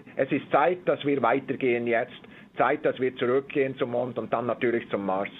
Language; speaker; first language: German; native; German